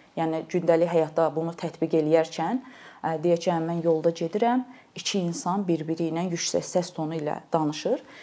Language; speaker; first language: Azerbaijani; native; Azerbaijani